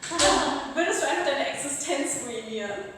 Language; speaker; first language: German; native; German